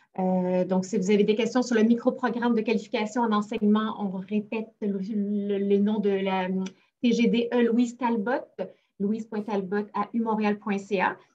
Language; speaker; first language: French; native; French